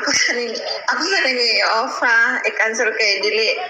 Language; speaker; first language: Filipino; non-native, local second language; Cebuano